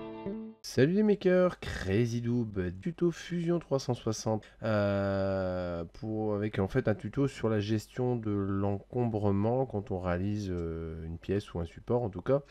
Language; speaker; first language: French; native; French